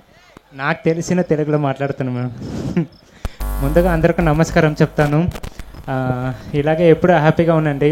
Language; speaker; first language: Telugu; non-native, local second language; Tamil